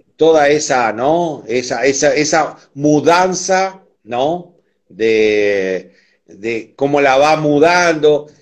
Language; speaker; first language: Spanish; native; Spanish